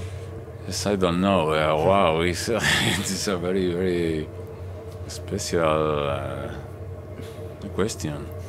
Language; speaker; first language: English; non-native, learner; Spanish